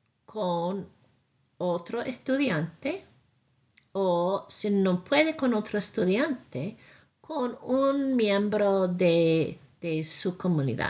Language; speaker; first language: Spanish; non-native, fluent; English